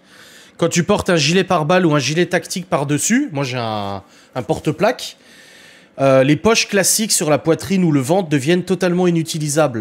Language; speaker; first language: French; native; French